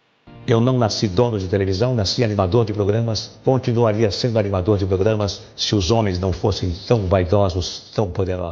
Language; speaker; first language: Portuguese; native; Portuguese